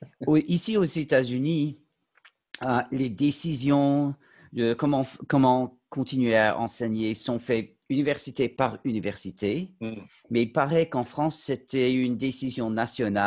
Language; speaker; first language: French; non-native, fluent; English